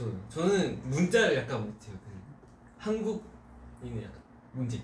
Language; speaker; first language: Korean; early bilingual, heritage; Korean